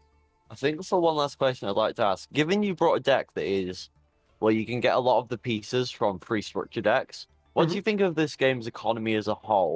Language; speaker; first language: English; native; English